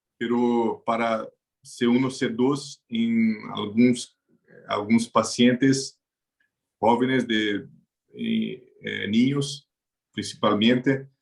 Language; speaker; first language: Spanish; non-native, learner; Portuguese